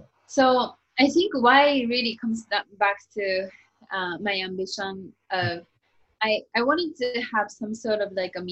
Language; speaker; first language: English; non-native, fluent; Japanese